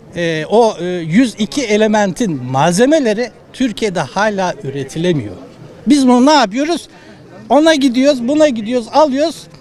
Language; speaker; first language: Turkish; native; Turkish